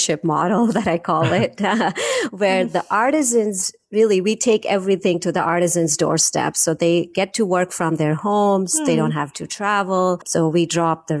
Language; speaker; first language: English; non-native, local second language; Hindi